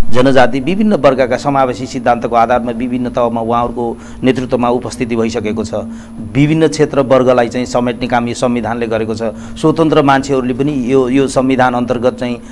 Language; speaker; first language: Nepali; native; Nepali